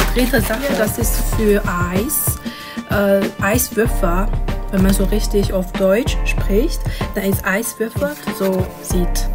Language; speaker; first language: German; non-native, learner; Chinese